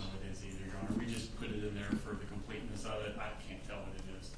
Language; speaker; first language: English; native; English